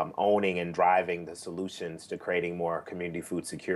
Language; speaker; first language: English; native; English